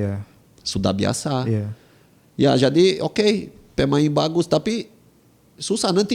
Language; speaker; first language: Indonesian; non-native, fluent; Portuguese